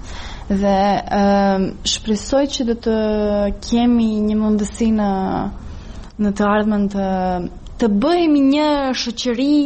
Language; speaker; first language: Albanian; non-native, fluent; Serbian